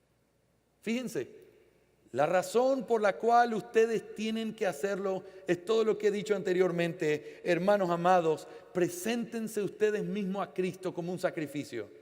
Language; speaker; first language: Spanish; native; Spanish